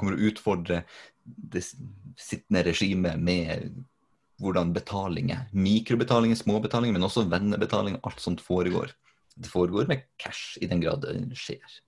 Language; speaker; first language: Norwegian; native; Norwegian